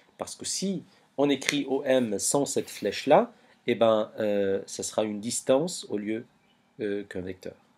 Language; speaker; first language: French; non-native, local second language; Arabic